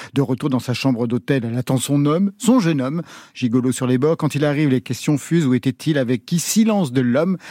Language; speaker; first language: French; native; French